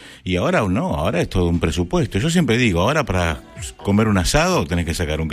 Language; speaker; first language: Spanish; native; Spanish